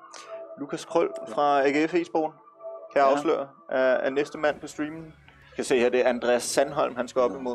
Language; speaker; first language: Danish; native; Danish